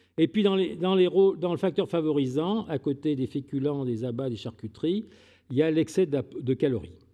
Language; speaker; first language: French; native; French